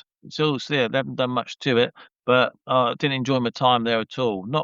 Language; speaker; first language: English; native; English